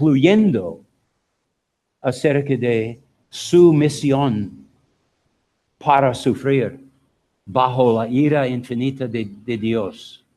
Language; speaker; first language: Spanish; non-native, learner; English